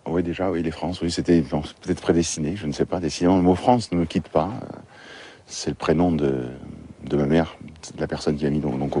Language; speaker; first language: French; native; French